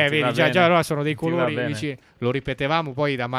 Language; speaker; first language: Italian; native; Italian